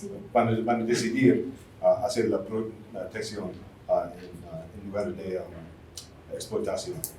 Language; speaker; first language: Spanish; non-native, fluent; English